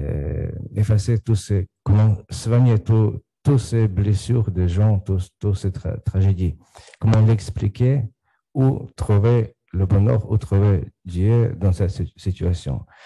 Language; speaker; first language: French; non-native, fluent; Ukrainian